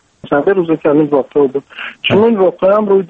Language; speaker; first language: Persian; native; Persian